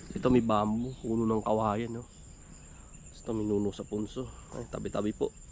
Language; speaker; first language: Filipino; native; Filipino